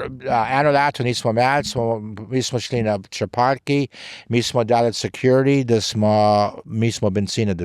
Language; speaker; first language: Slovenian; early bilingual, heritage; Slovenian